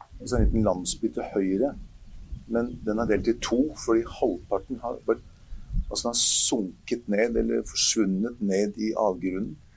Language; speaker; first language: Norwegian; native; Norwegian